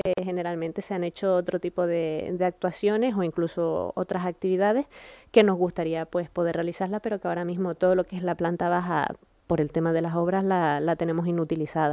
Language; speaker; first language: Spanish; native; Spanish